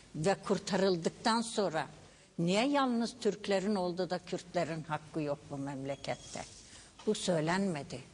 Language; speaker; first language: Turkish; non-native, local second language; Kurdish